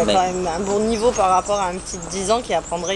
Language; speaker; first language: French; native; French